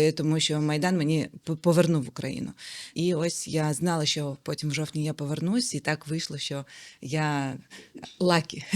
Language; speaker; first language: Ukrainian; non-native, local second language; Russian